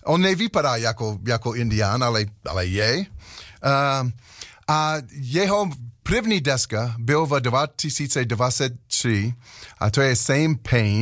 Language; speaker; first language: Czech; non-native, learner; English